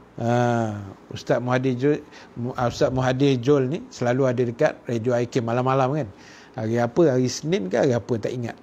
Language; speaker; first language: Malay; native; Malay